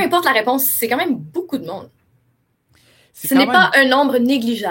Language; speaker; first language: French; native; French